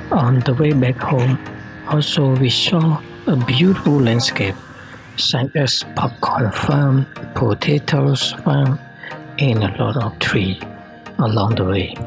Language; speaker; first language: English; non-native, learner; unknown